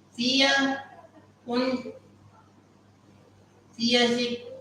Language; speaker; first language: German; non-native, learner; Hindi